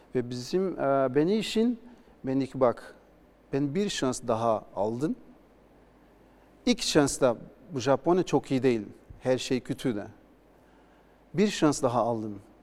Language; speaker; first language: Turkish; non-native, learner; Portuguese